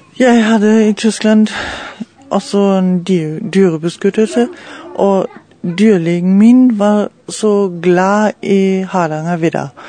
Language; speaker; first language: Norwegian; non-native, fluent; German